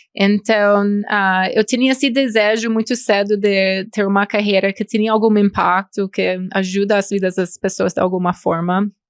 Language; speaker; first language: Portuguese; non-native, fluent; English